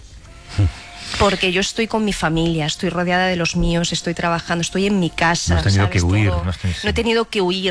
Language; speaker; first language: Spanish; native; Spanish